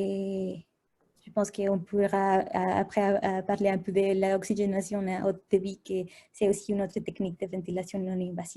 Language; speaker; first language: French; non-native, fluent; Spanish